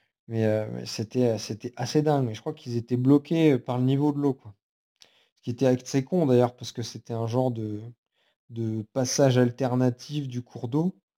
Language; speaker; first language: French; native; French